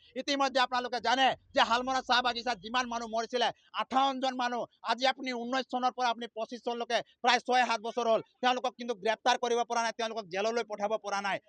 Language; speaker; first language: Assamese; non-native, local second language; Sadri